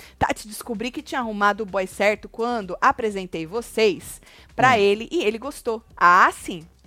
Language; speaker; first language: Portuguese; native; Portuguese